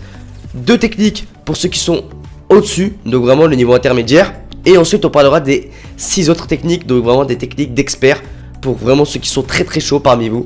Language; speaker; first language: French; native; French